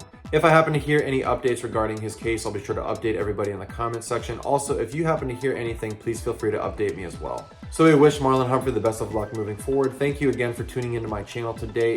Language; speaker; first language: English; native; English